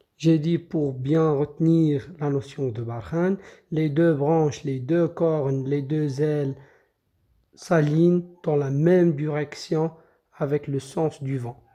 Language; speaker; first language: French; non-native, local second language; Arabic